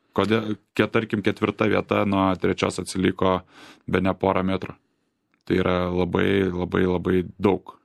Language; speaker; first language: Lithuanian; native; Lithuanian